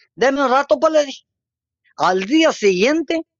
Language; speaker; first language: Spanish; native; Spanish